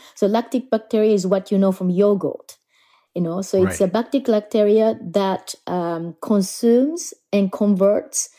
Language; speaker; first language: English; non-native, fluent; Japanese